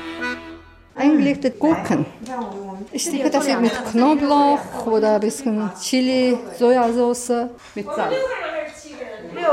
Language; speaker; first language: German; non-native, learner; Chinese